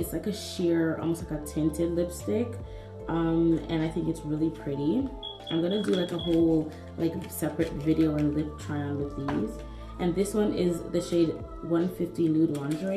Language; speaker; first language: English; native; English